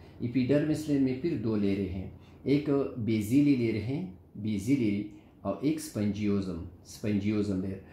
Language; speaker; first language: Urdu; non-native, local second language; Pashto